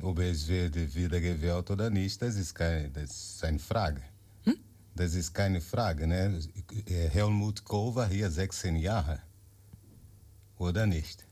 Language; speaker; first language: German; non-native, learner; Portuguese